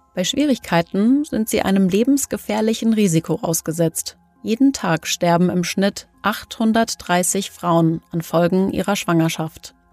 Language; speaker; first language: German; early bilingual, other home language; Kinyarwanda